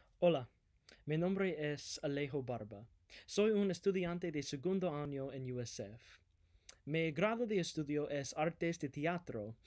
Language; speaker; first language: Spanish; non-native, learner; English